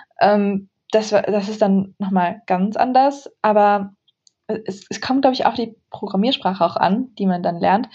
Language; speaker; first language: German; early bilingual, other home language; Central Kurdish